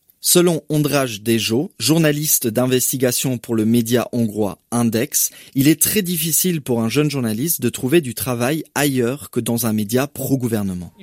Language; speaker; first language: French; native; French